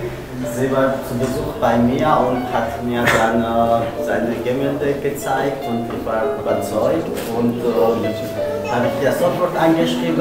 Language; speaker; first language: German; non-native, fluent; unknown